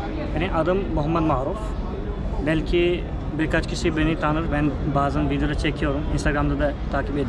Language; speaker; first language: Turkish; non-native, fluent; Urdu